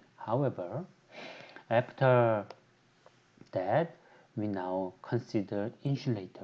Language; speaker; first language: English; non-native, fluent; Korean